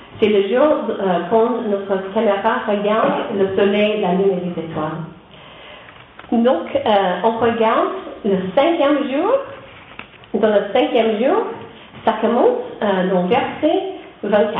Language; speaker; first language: French; non-native, learner; English